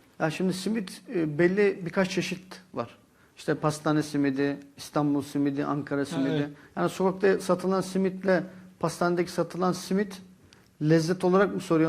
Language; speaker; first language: Turkish; native; Turkish